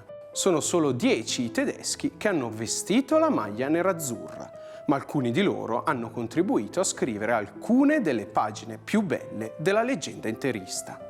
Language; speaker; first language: Italian; native; Italian